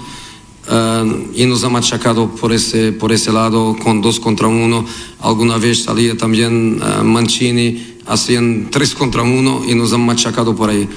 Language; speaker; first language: Spanish; non-native, fluent; Portuguese